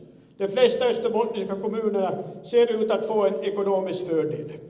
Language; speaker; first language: Swedish; native; Swedish